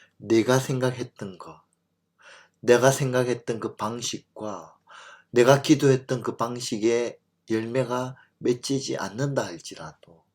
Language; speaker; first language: Korean; native; Korean